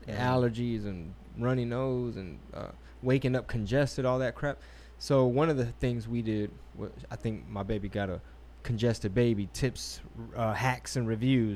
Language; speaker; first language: English; early bilingual, other home language; Spanish